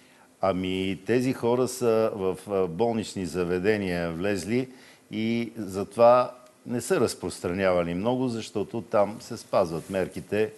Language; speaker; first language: Bulgarian; native; Bulgarian